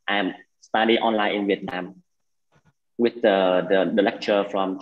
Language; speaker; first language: English; non-native, learner; Vietnamese